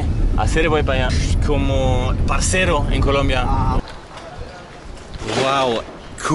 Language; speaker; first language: Spanish; non-native, fluent; Dutch